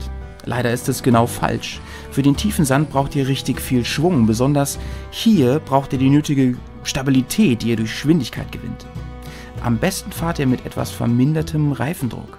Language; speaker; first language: German; native; German